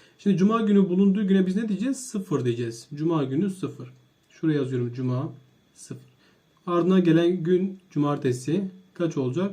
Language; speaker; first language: Turkish; native; Turkish